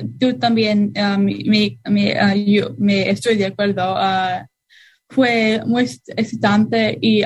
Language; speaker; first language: Spanish; non-native, learner; English